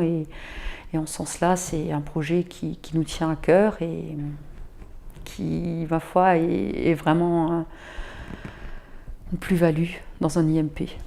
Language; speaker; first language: French; native; French